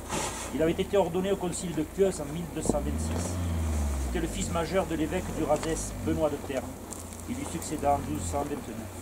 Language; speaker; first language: French; native; French